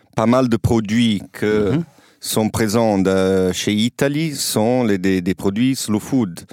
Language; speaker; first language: French; non-native, fluent; Italian